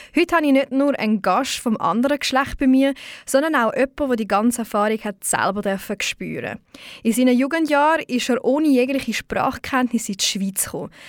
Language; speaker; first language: German; early bilingual, other home language; Swiss German